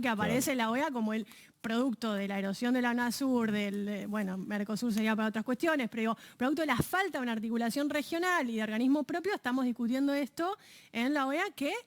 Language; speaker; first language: Spanish; native; Spanish